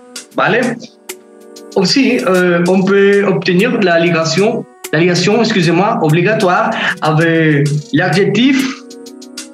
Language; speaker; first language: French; non-native, fluent; Spanish